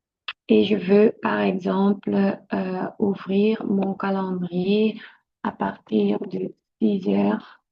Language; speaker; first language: French; non-native, local second language; Dutch